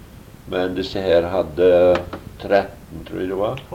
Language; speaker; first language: Norwegian; early bilingual, heritage; Norwegian